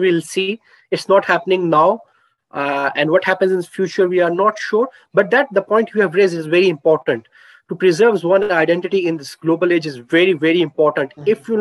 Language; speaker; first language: English; non-native, local second language; Urdu